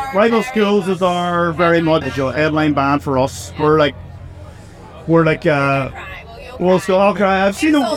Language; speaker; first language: English; native; English